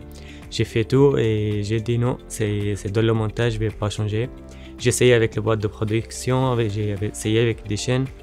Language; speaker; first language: French; non-native, learner; Arabic